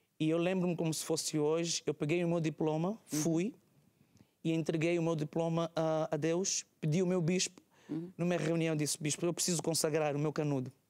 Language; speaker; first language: Portuguese; native; Portuguese